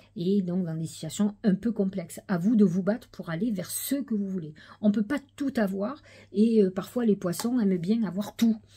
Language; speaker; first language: French; native; French